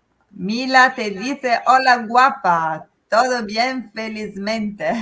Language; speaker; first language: Spanish; non-native, fluent; Italian